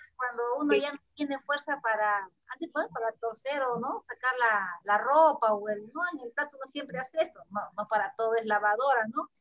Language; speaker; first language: Spanish; native; Spanish